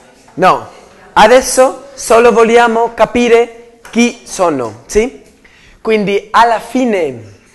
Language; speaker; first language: Italian; non-native, learner; Spanish